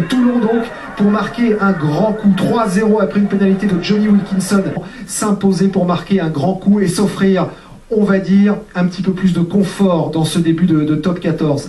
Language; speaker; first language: French; native; French